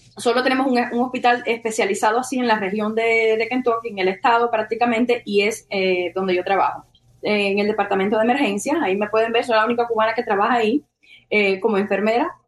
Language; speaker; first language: Spanish; native; Spanish